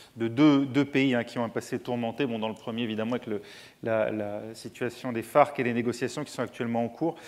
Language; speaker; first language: French; native; French